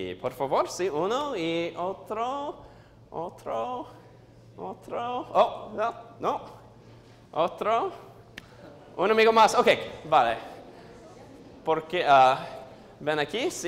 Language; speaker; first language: Spanish; non-native, learner; English